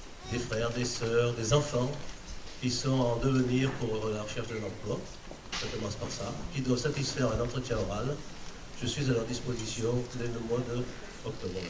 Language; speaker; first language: French; native; French